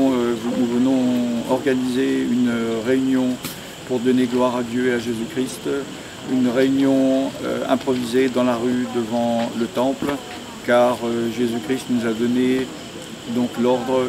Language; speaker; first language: French; native; French